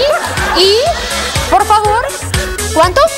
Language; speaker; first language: Spanish; non-native, learner; Russian